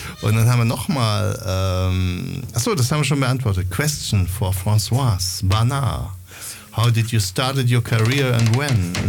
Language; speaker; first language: German; native; German